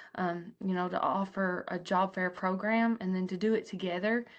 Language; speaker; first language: English; native; English